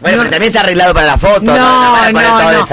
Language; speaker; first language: Spanish; native; Spanish